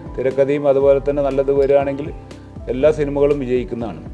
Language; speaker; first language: Malayalam; native; Malayalam